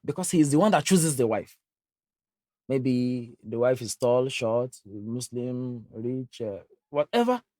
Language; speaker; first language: English; non-native, local second language; Yoruba